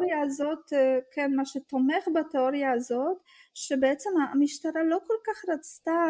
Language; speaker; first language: Hebrew; non-native, fluent; Russian